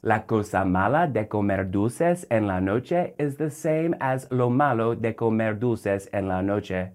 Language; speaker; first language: Spanish; non-native, fluent; English